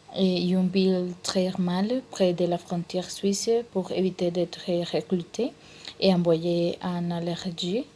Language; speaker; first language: French; non-native, learner; Spanish